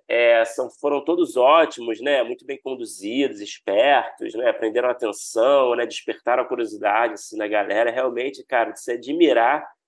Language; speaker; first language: Portuguese; native; Portuguese